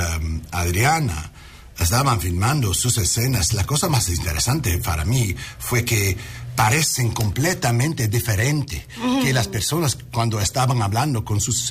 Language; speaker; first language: Spanish; non-native, learner; English